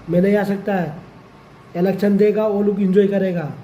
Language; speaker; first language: Hindi; non-native, local second language; Assamese